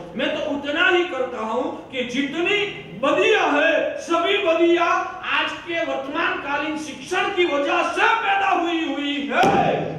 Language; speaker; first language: Hindi; non-native, local second language; Gujarati